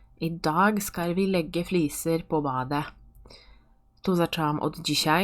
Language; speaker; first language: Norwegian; non-native, fluent; Polish